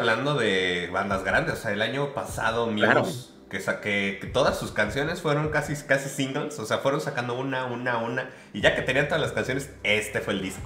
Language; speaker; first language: Spanish; native; Spanish